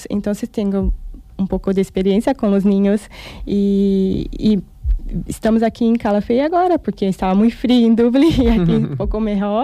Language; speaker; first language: Spanish; non-native, fluent; Portuguese